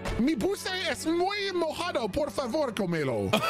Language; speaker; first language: Spanish; non-native, learner; English